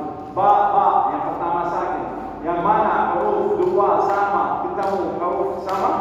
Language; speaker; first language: Indonesian; non-native, learner; Arabic